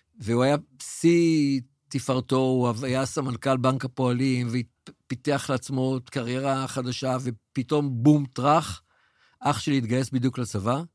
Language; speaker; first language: Hebrew; native; Hebrew